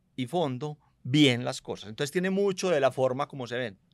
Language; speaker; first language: Spanish; native; Spanish